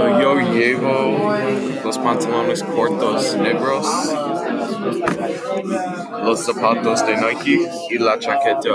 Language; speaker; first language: Spanish; non-native, learner; English